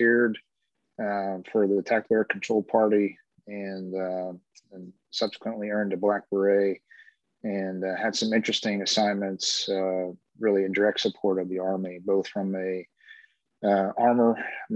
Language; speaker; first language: English; native; English